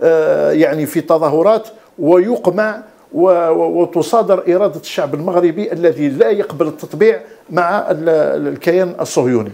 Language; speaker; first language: Arabic; native; Arabic